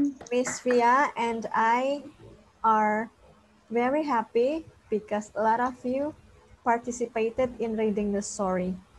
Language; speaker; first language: English; non-native, fluent; Indonesian